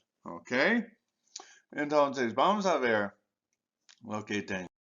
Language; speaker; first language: Spanish; non-native, fluent; English